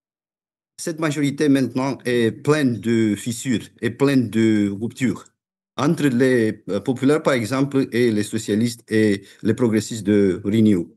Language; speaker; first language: French; non-native, fluent; Romanian